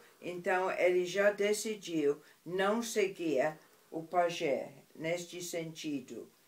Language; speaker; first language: Portuguese; non-native, fluent; English